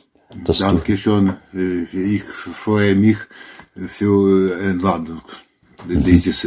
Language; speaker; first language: German; non-native, learner; Russian